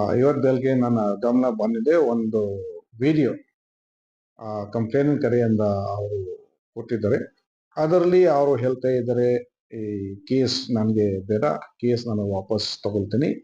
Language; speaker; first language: Kannada; non-native, fluent; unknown